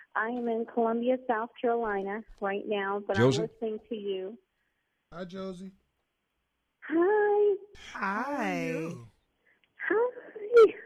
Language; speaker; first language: English; native; English